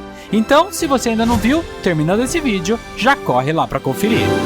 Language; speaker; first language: Portuguese; native; Portuguese